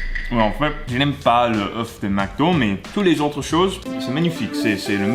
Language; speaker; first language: French; non-native, learner; English